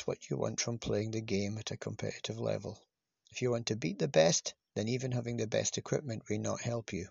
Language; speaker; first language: English; native; English